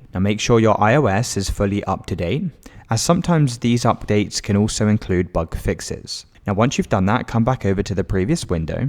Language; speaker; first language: English; native; English